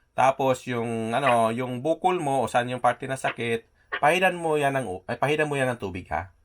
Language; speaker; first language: Filipino; native; Filipino